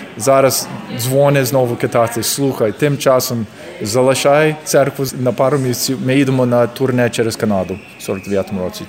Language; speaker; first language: Ukrainian; early bilingual, heritage; Ukrainian